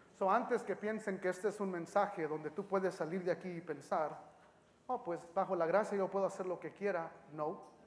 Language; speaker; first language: Spanish; early bilingual, heritage; Spanish